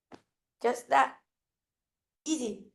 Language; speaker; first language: English; non-native, learner; Vietnamese